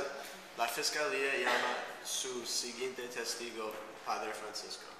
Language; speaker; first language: Spanish; non-native, learner; English